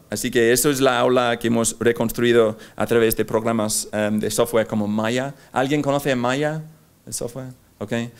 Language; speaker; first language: Spanish; non-native, fluent; English